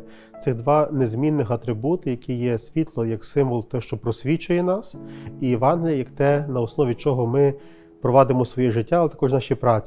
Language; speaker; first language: Ukrainian; native; Ukrainian